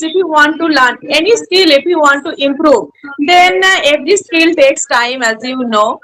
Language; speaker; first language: English; non-native, learner; Bangla